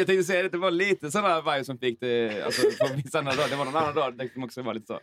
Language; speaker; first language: Swedish; native; Swedish